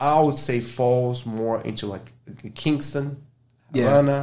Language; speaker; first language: English; non-native, fluent; Portuguese